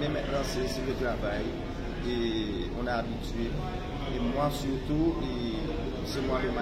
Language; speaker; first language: French; non-native, learner; Haitian Creole